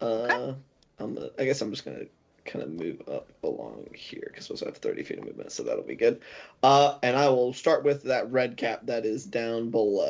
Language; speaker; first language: English; native; English